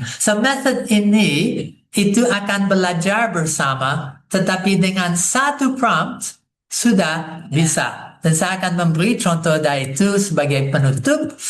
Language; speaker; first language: Indonesian; non-native, fluent; English